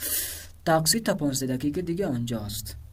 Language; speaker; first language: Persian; non-native, fluent; Urdu